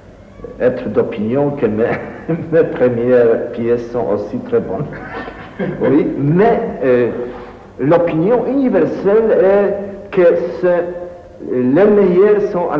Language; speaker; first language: French; non-native, fluent; Polish